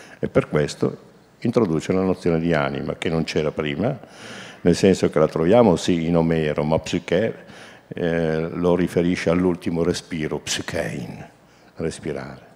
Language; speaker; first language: Italian; native; Italian